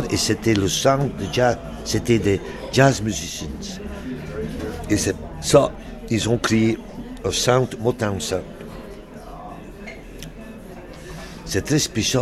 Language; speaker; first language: French; non-native, local second language; Dutch